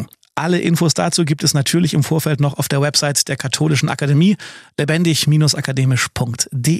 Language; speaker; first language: German; native; German